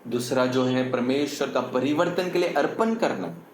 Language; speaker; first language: Hindi; non-native, local second language; Tamil